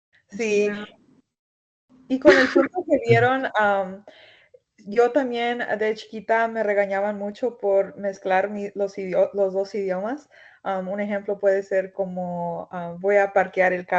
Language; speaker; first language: Spanish; early bilingual, heritage; Spanish